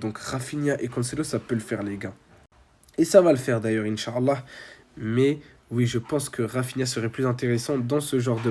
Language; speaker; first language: French; native; French